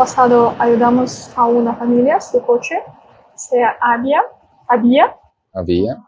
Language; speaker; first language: Spanish; non-native, learner; Russian